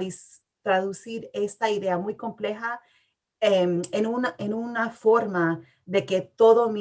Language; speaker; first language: Spanish; early bilingual, heritage; English